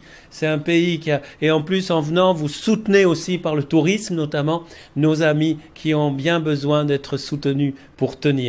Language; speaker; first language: French; native; French